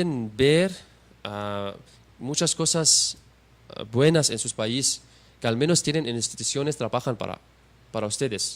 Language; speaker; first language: Spanish; non-native, learner; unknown